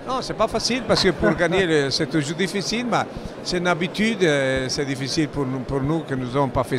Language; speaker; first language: French; non-native, learner; Italian